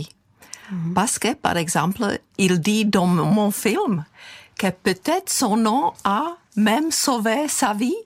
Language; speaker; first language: French; non-native, fluent; Czech